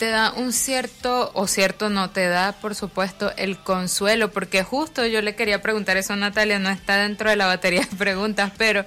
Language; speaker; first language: Spanish; native; Spanish